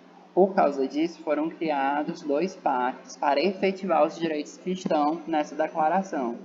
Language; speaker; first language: Portuguese; native; Portuguese